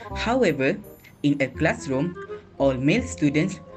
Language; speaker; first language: English; non-native, local second language; Malay